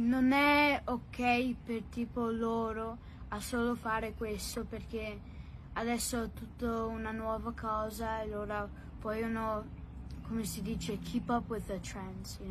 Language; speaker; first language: Italian; early bilingual, heritage; Italian